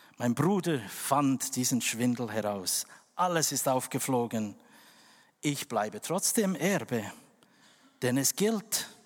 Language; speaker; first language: German; non-native, fluent; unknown